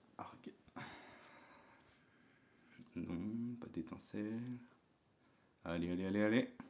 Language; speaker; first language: French; native; French